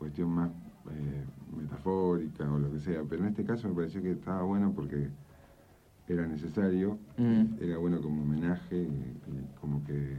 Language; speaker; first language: Spanish; native; Spanish